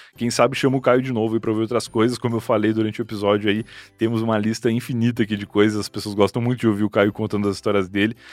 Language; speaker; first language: Portuguese; native; Portuguese